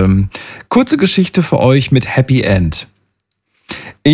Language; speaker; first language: German; native; German